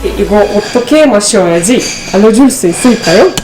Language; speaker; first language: Korean; non-native, learner; Russian